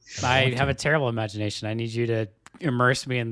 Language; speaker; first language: English; native; English